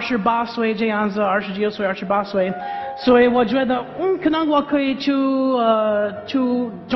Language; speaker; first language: Chinese; non-native, learner; English